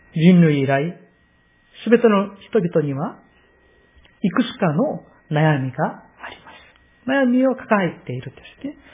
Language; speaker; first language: Japanese; non-native, fluent; Korean